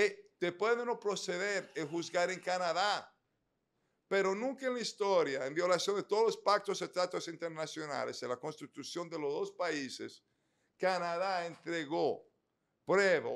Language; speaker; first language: Spanish; native; Spanish